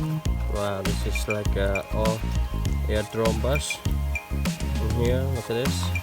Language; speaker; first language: English; non-native, learner; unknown